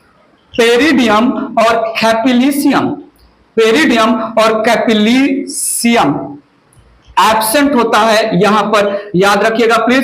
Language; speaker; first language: Hindi; native; Hindi